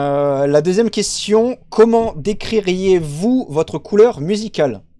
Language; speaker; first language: French; native; French